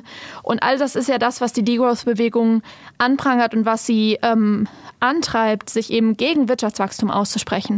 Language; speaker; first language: German; native; German